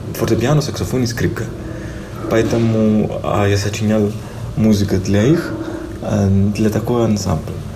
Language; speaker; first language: Russian; non-native, fluent; Greek